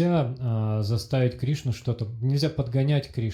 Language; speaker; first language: Russian; native; Russian